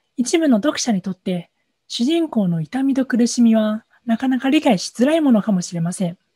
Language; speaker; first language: Japanese; non-native, fluent; Chinese